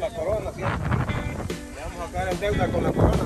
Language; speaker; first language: Spanish; native; Spanish